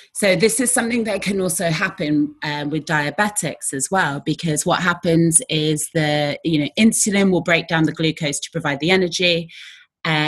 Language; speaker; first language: English; native; English